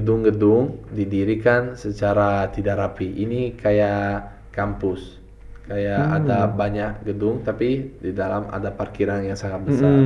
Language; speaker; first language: Indonesian; non-native, fluent; Italian